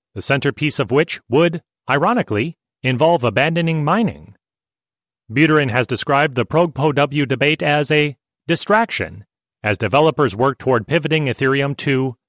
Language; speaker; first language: English; native; English